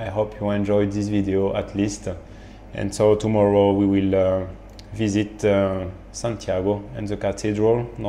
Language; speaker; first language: English; non-native, fluent; French